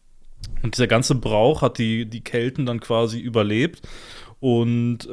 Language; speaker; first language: German; native; German